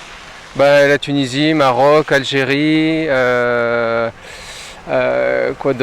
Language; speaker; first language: French; native; French